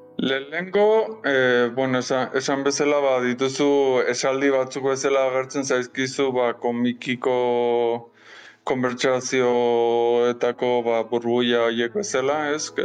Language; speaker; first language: Basque; non-native, learner; Spanish